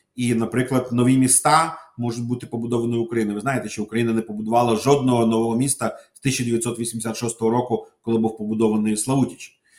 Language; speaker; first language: Ukrainian; non-native, local second language; Russian